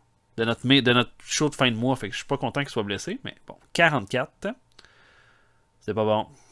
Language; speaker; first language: French; native; French